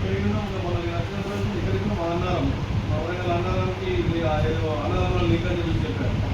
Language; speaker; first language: Telugu; native; Telugu